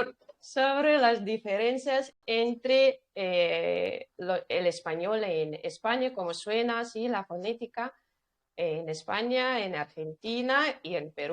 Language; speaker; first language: Spanish; non-native, fluent; Russian